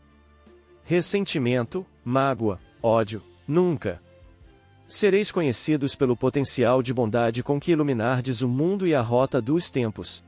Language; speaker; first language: Portuguese; native; Portuguese